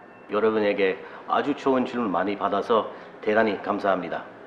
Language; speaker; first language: Korean; non-native, learner; English